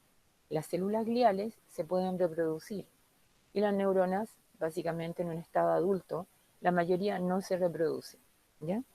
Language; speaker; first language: Spanish; native; Spanish